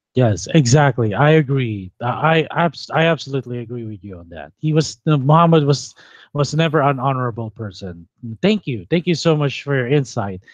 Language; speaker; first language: English; non-native, local second language; Filipino